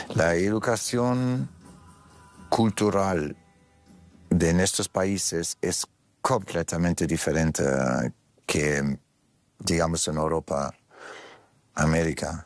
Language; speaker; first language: Spanish; non-native, fluent; German